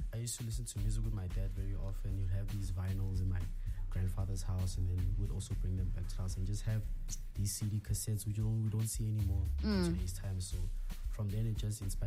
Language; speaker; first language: English; non-native, local second language; Swati